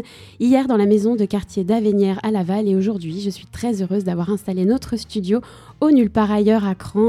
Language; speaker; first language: French; native; French